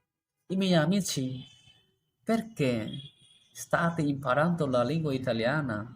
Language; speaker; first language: Italian; non-native, learner; Bangla